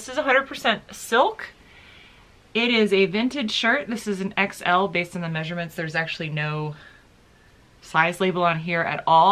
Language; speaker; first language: English; native; English